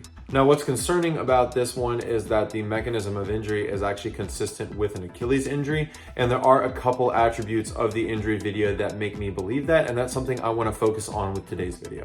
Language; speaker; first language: English; native; English